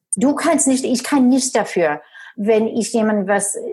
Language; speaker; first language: German; non-native, fluent; English